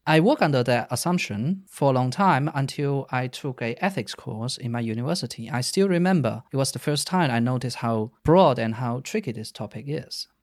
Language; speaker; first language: English; non-native, fluent; Chinese